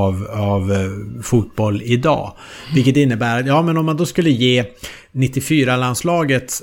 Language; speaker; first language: Swedish; native; Swedish